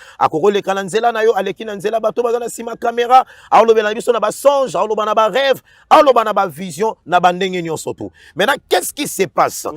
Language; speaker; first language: Lingala; native; Lingala